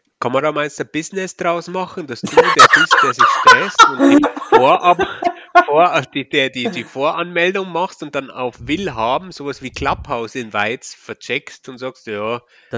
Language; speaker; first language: German; native; German